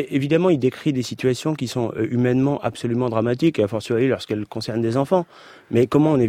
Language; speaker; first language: French; native; French